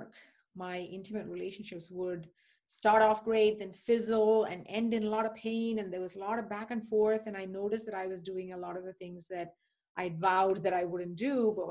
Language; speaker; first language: English; non-native, local second language; Tamil